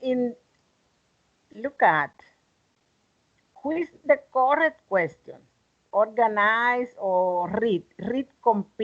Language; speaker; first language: English; non-native, learner; Spanish